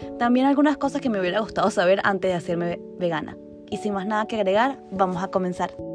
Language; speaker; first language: Spanish; native; Spanish